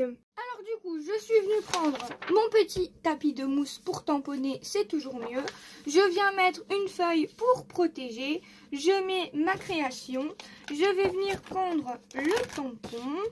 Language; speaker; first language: French; native; French